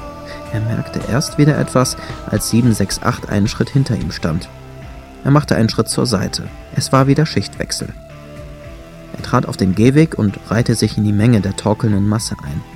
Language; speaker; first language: German; native; German